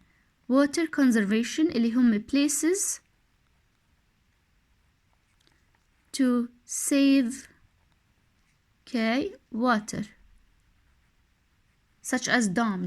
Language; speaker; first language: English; non-native, fluent; Arabic